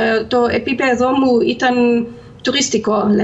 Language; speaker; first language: Greek; non-native, fluent; German